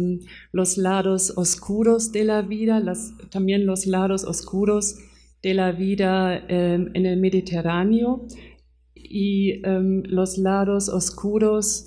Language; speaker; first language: Spanish; non-native, fluent; German